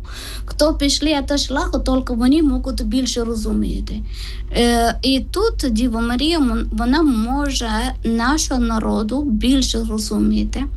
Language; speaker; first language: Ukrainian; non-native, learner; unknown